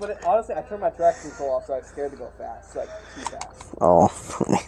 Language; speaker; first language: English; native; English